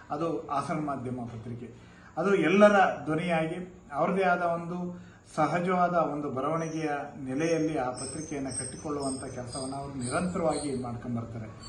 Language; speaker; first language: Kannada; native; Kannada